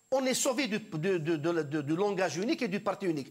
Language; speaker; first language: French; non-native, local second language; Arabic